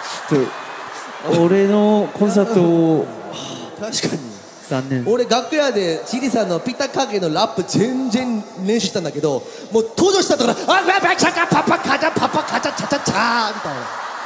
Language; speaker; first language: Japanese; native; Japanese